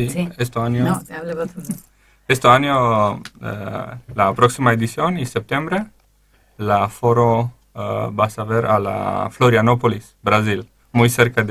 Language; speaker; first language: Spanish; non-native, learner; Romanian